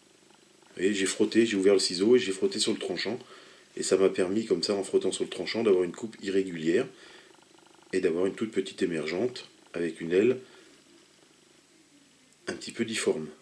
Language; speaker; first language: French; native; French